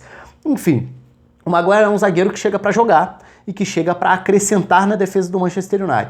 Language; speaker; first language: Portuguese; native; Portuguese